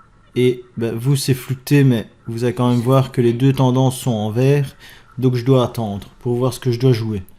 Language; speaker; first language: French; native; French